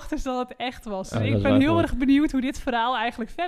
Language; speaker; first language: Dutch; native; Dutch